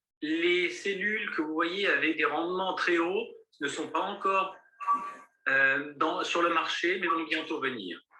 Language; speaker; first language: French; native; French